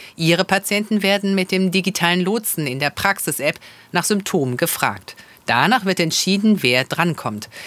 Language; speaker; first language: German; native; German